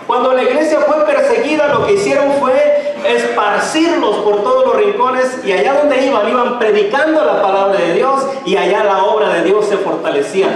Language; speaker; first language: Spanish; native; Spanish